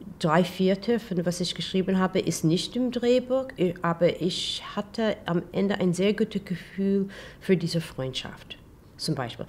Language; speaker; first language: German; non-native, learner; English